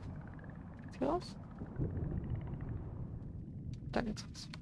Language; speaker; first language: German; native; German